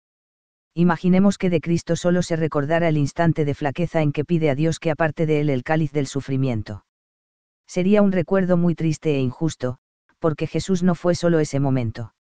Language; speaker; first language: Spanish; native; Spanish